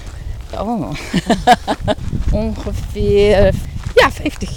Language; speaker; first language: Dutch; early bilingual, heritage; Dutch